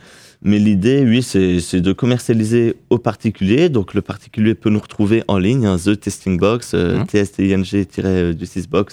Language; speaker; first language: French; native; French